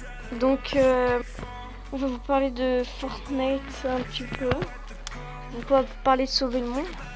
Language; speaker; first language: French; native; French